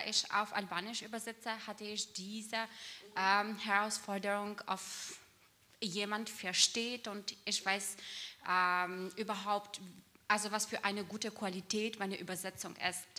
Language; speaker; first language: German; non-native, learner; Albanian